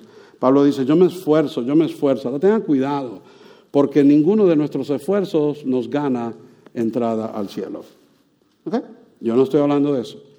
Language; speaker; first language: Spanish; native; Spanish